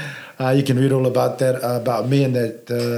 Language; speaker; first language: English; native; English